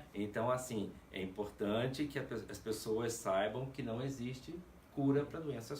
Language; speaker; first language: Portuguese; native; Portuguese